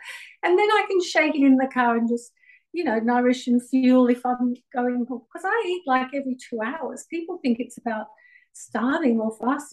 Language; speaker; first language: English; native; English